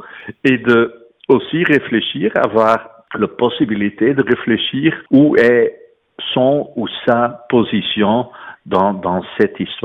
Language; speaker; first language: French; non-native, fluent; Dutch